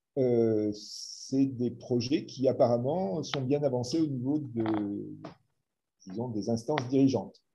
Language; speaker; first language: French; native; French